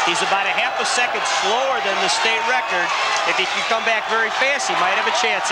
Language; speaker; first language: English; native; English